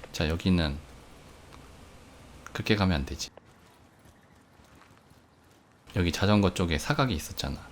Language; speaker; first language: Korean; native; Korean